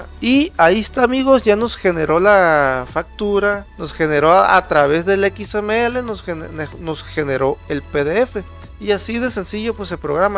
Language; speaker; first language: Spanish; native; Spanish